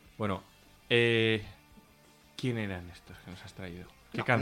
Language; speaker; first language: Spanish; native; Spanish